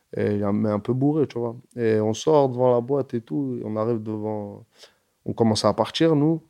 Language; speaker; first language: French; early bilingual, other home language; Arabic